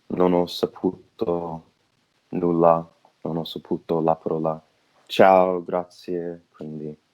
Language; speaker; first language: Italian; non-native, learner; English